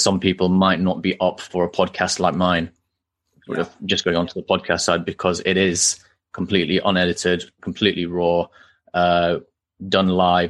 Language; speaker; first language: English; native; English